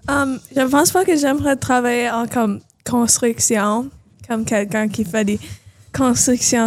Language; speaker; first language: French; non-native, local second language; English